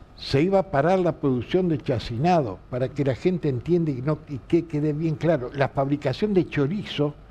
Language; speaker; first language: Spanish; native; Spanish